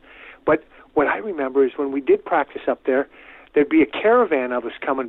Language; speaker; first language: English; native; English